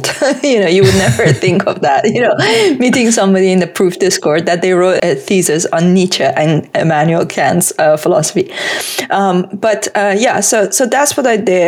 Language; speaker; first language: English; non-native, fluent; Persian